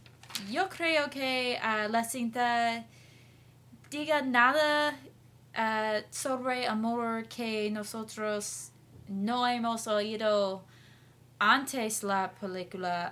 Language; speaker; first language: Spanish; non-native, learner; English